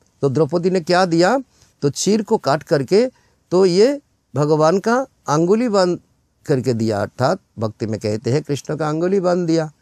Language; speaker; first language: Hindi; non-native, local second language; Bangla